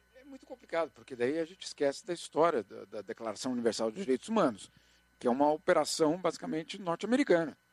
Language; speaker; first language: Portuguese; native; Portuguese